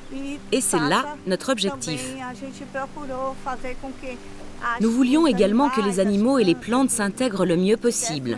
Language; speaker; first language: French; native; French